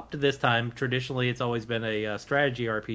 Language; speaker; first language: English; native; English